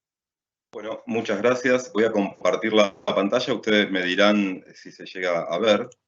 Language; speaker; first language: Spanish; native; Spanish